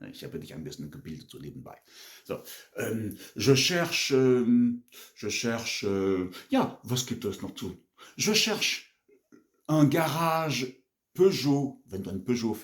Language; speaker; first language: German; non-native, fluent; French